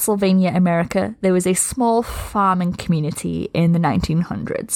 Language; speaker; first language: English; native; English